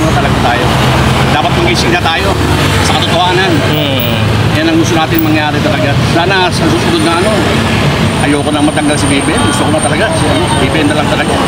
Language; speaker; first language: Filipino; non-native, local second language; Waray